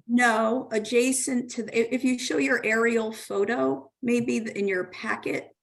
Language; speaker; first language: English; native; English